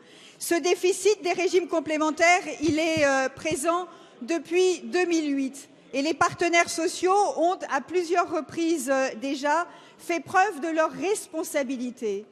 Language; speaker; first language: French; native; French